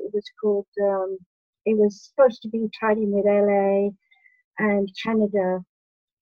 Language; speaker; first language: English; native; English